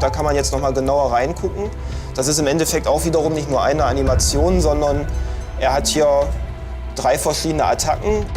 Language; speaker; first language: German; native; German